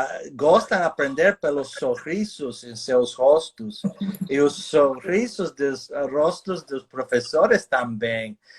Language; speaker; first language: Portuguese; non-native, fluent; English